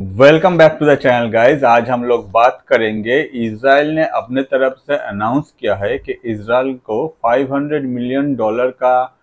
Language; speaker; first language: Hindi; non-native, local second language; Bangla